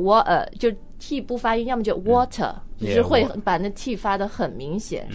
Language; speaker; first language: Chinese; native; Chinese